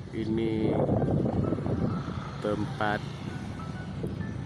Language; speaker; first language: Indonesian; non-native, local second language; Achinese